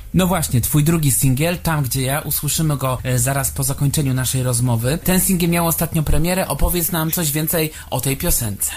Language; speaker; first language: Polish; native; Polish